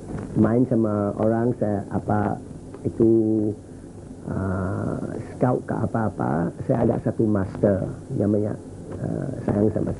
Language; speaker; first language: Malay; non-native, local second language; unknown